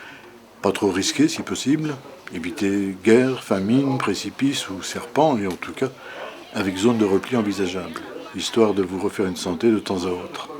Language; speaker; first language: French; native; French